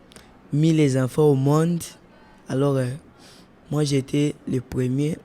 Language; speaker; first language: French; non-native, local second language; Lingala